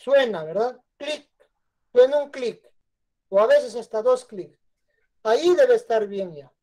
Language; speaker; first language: Spanish; native; Spanish